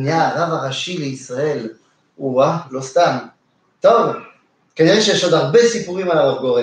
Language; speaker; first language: Hebrew; non-native, fluent; French